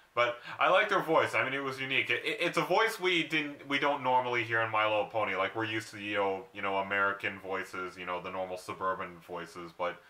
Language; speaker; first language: English; native; English